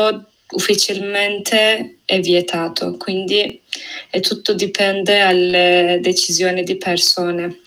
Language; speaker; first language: Italian; non-native, fluent; Turkish